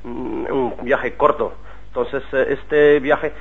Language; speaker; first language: Spanish; non-native, learner; Arabic